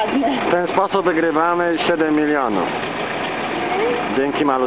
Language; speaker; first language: Polish; native; Polish